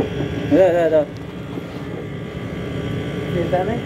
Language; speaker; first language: Arabic; non-native, learner; Filipino